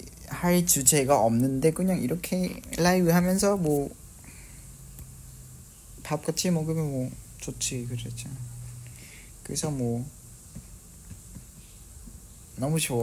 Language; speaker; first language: Korean; non-native, fluent; Vietnamese